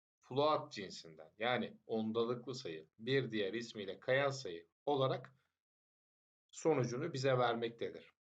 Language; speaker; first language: Turkish; native; Turkish